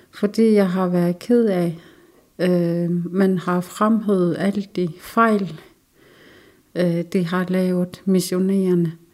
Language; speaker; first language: Danish; non-native, local second language; Kalaallisut